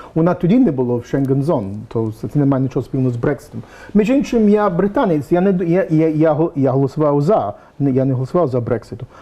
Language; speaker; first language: Ukrainian; early bilingual, heritage; English